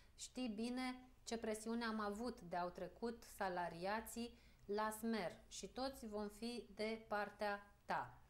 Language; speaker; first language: Romanian; native; Romanian